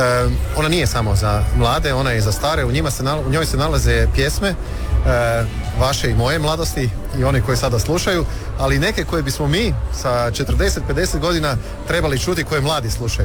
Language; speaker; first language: Serbian; native; Serbian